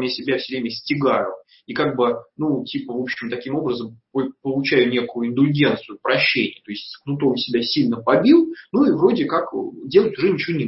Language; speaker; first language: Russian; native; Russian